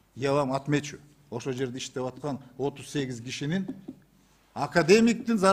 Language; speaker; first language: Russian; non-native, local second language; Kyrgyz